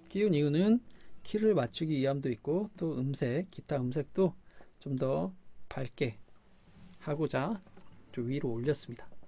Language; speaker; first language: Korean; native; Korean